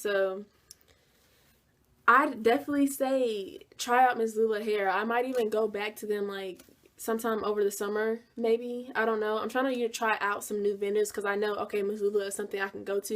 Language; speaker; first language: English; native; English